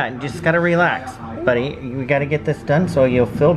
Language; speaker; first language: English; native; English